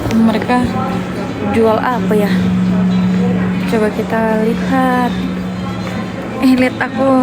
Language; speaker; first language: Indonesian; non-native, learner; Turkish